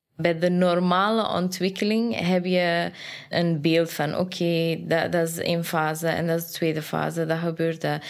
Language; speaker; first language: Dutch; non-native, fluent; Persian